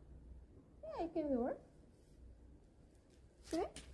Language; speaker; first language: English; non-native, fluent; Korean